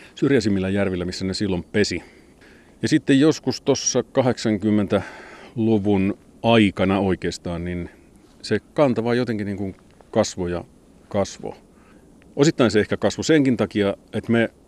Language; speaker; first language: Finnish; native; Finnish